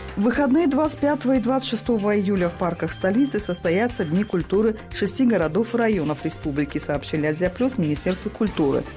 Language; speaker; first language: Russian; non-native, local second language; Tajik